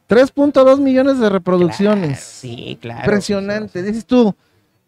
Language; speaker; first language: Spanish; native; Spanish